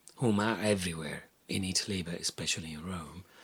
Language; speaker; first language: English; non-native, fluent; Italian